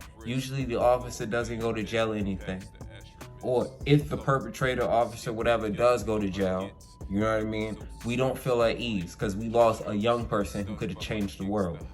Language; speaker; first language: English; native; English